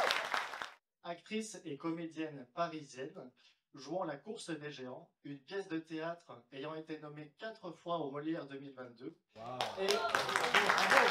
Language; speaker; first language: French; native; French